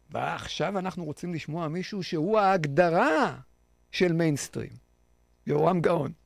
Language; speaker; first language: Hebrew; native; Hebrew